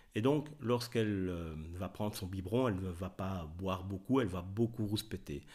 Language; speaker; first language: French; native; French